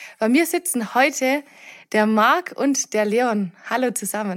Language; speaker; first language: German; native; German